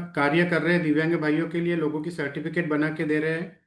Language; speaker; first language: Hindi; non-native, local second language; Marathi